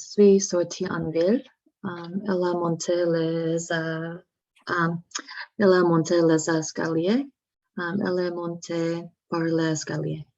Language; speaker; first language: French; non-native, learner; English